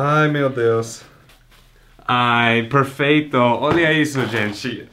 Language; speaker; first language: Portuguese; non-native, fluent; English